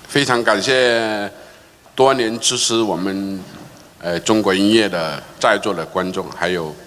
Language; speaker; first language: Chinese; non-native, local second language; Cantonese